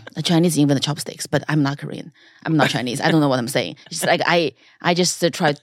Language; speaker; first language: English; non-native, fluent; Chinese